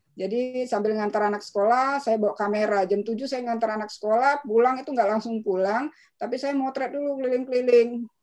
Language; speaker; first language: Indonesian; native; Indonesian